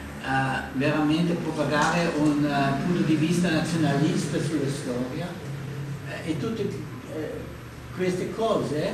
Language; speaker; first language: Italian; non-native, fluent; German